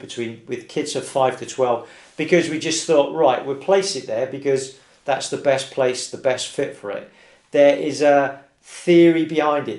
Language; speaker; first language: English; native; English